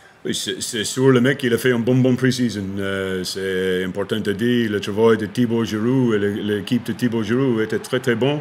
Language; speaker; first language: French; non-native, learner; English